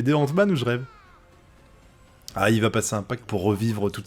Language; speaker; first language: French; native; French